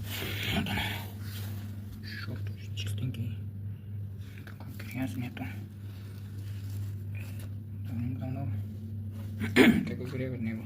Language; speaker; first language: Russian; non-native, fluent; Uzbek